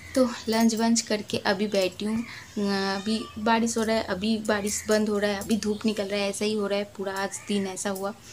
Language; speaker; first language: Hindi; non-native, local second language; Bangla